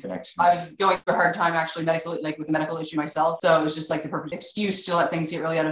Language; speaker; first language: English; native; English